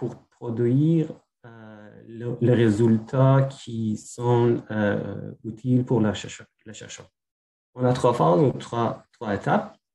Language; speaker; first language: French; non-native, fluent; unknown